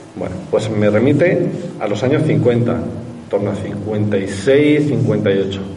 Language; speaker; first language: Spanish; native; Spanish